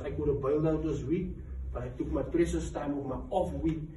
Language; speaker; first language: English; non-native, local second language; Afrikaans